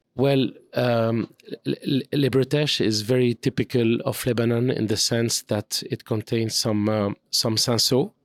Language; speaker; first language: English; non-native, fluent; French